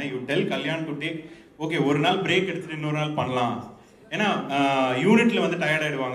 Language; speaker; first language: Tamil; native; Tamil